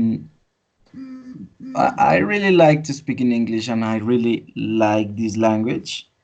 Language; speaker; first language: English; non-native, fluent; Spanish